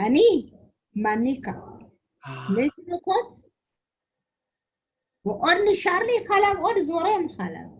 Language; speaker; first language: Hebrew; non-native, learner; Amharic